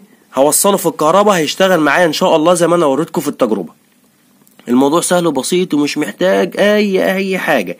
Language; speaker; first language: Arabic; native; Arabic